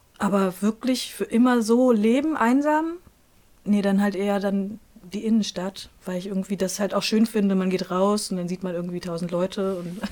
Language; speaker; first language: German; native; German